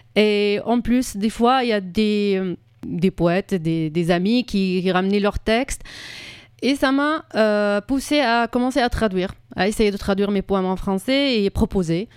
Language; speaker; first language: French; non-native, fluent; Arabic